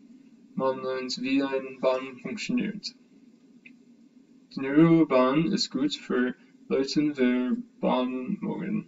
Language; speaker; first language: German; non-native, learner; English